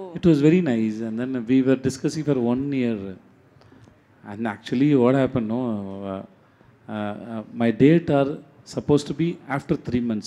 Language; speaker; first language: Telugu; non-native, learner; Tamil